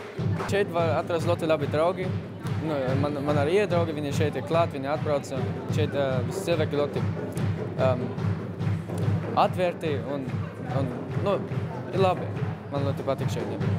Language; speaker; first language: Latvian; non-native, learner; German